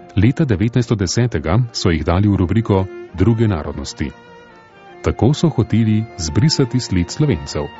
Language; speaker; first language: Slovenian; native; Slovenian